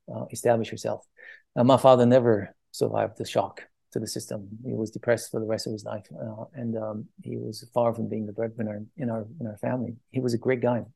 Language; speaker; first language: English; early bilingual, other home language; Persian